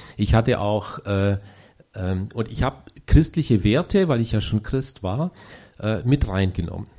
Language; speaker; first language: German; native; German